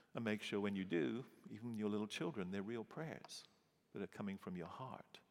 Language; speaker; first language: English; native; English